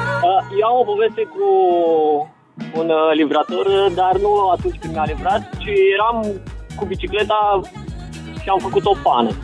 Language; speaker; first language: Romanian; native; Romanian